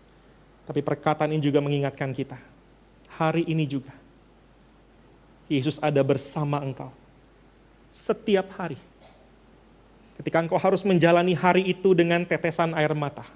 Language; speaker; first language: Indonesian; native; Indonesian